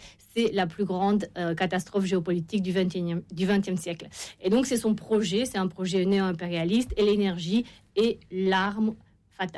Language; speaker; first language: French; non-native, fluent; Romanian